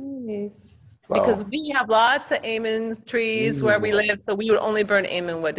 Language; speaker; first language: English; native; English